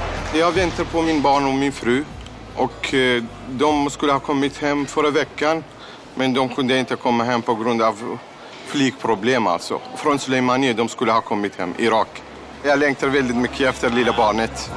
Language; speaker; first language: Swedish; non-native, learner; Kurdish